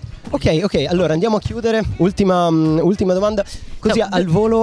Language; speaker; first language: Italian; native; Italian